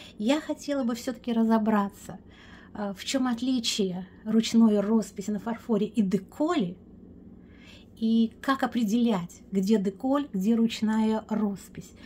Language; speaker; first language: Russian; native; Russian